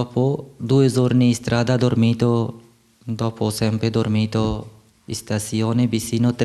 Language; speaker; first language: Italian; non-native, learner; Bangla